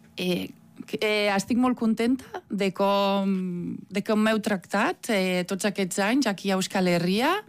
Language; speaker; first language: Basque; non-native, fluent; Catalan